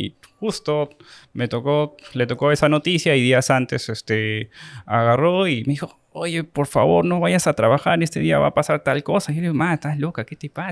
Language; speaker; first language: Spanish; native; Spanish